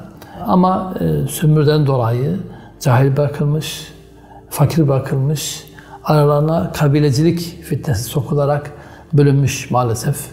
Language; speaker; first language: Turkish; native; Turkish